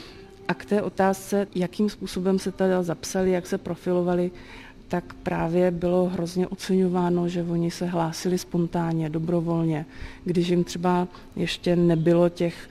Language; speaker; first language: Czech; native; Czech